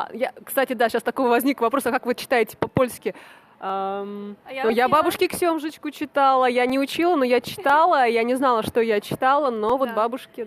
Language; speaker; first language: Russian; native; Russian